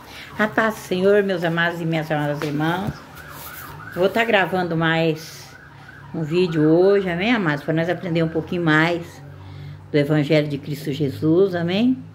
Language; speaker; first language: Portuguese; native; Portuguese